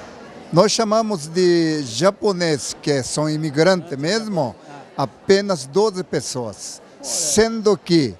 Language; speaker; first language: Portuguese; non-native, learner; Japanese